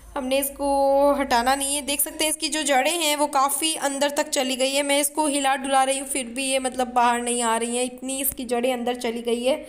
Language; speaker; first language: Hindi; native; Hindi